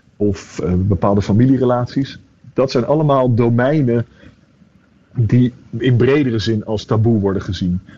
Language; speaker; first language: Dutch; native; Dutch